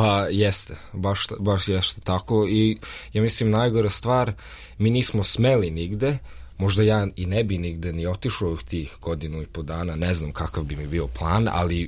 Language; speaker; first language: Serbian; early bilingual, heritage; Serbian